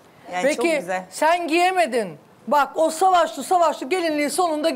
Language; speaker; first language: Turkish; native; Turkish